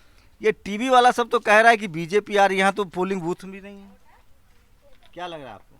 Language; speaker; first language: Hindi; native; Hindi